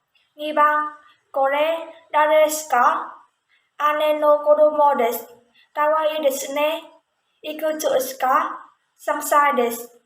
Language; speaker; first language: Japanese; non-native, learner; Vietnamese